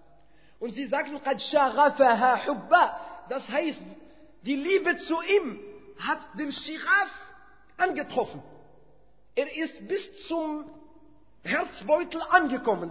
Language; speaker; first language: German; non-native, fluent; Arabic